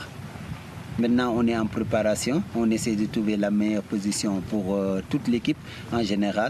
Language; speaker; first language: French; early bilingual, heritage; Italian